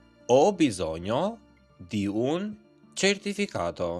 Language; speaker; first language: Italian; non-native, fluent; Albanian